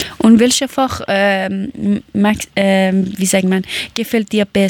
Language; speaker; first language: German; non-native, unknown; Persian